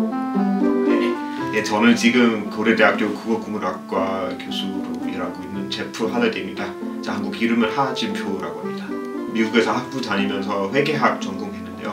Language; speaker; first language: Korean; non-native, fluent; English